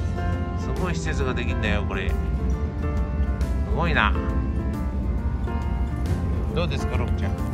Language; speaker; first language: Japanese; native; Japanese